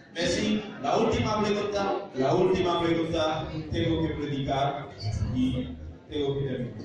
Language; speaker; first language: Spanish; non-native, learner; Haitian Creole